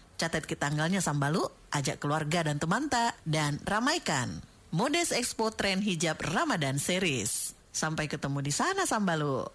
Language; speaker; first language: Indonesian; native; Indonesian